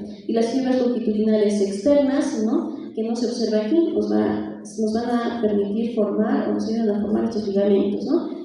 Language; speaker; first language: Spanish; native; Spanish